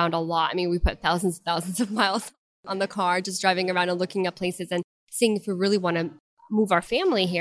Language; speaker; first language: English; non-native, fluent; Russian